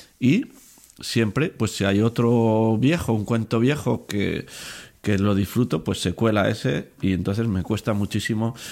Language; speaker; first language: Spanish; native; Spanish